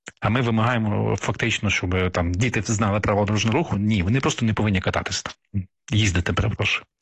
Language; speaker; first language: Ukrainian; native; Ukrainian